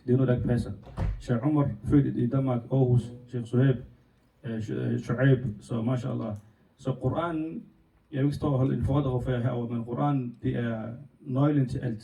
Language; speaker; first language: Danish; non-native, fluent; Somali